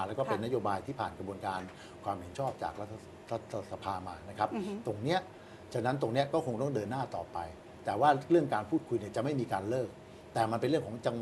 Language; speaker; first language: Thai; native; Thai